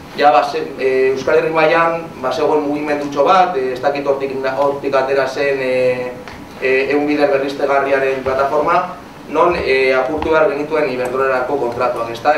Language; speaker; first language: Basque; non-native, local second language; Spanish